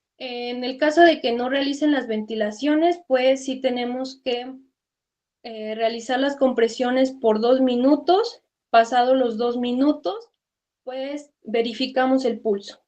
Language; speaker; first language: Spanish; native; Spanish